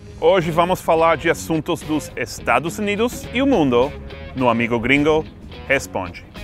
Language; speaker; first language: Portuguese; non-native, fluent; English